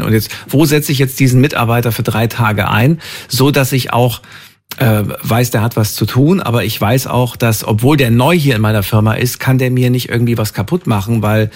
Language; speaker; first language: German; native; German